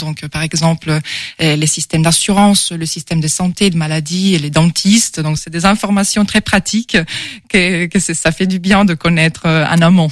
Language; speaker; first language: French; non-native, fluent; Italian